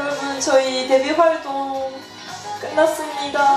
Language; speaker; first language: Korean; non-native, fluent; Japanese